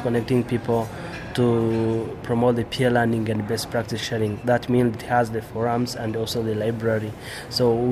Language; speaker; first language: English; non-native, local second language; Kinyarwanda